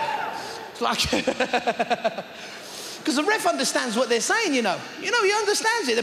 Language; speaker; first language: English; native; English